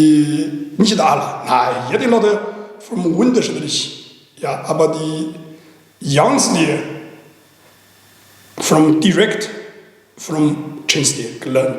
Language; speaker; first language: German; non-native, learner; Chinese